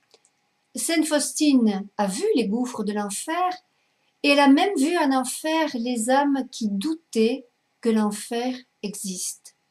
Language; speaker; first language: French; native; French